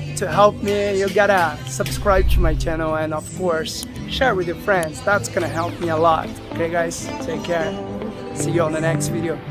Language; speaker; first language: English; non-native, fluent; Portuguese